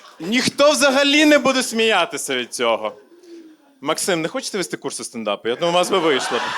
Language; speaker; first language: Ukrainian; non-native, local second language; Russian